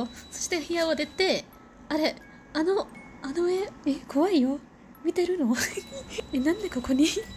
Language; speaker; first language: Japanese; non-native, learner; Thai